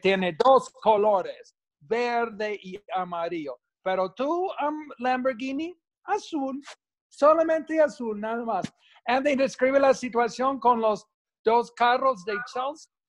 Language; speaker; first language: Spanish; non-native, fluent; English